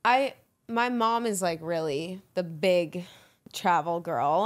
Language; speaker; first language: English; native; English